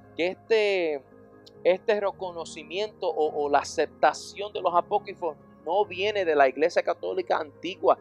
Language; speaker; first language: Spanish; non-native, fluent; English